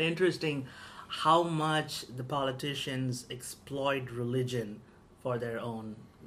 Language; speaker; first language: English; non-native, local second language; Tamil